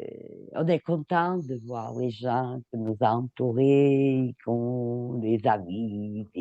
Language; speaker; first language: French; non-native, fluent; Portuguese